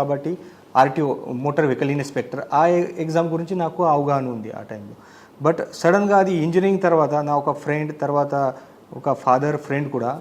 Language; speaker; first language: Telugu; non-native, learner; Marathi